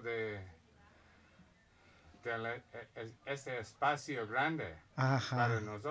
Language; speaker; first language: Spanish; non-native, learner; English